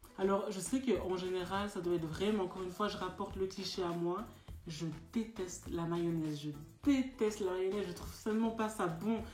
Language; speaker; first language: French; native; French